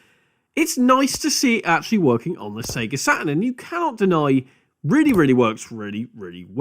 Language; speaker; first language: English; native; English